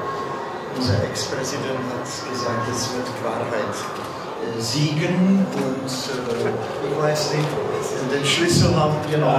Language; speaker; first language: German; non-native, fluent; Czech